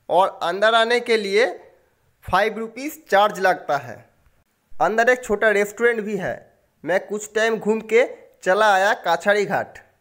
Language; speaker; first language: Hindi; non-native, local second language; Bangla